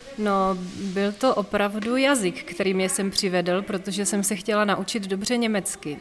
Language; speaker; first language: Czech; native; Czech